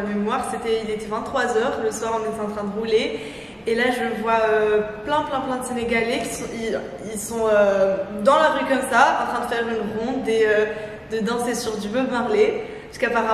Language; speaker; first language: French; non-native, local second language; Arabic